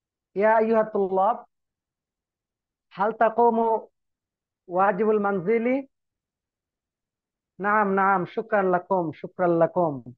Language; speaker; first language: Arabic; non-native, learner; Bangla